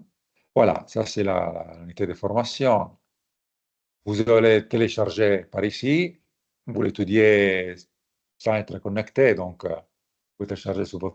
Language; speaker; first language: French; non-native, fluent; Italian